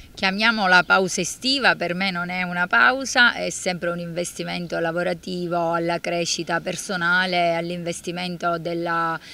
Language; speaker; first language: Italian; native; Italian